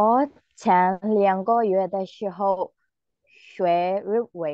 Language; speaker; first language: Chinese; non-native, learner; Burmese